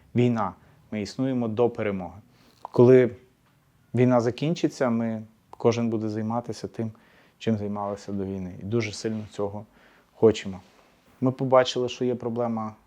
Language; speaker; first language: Ukrainian; native; Ukrainian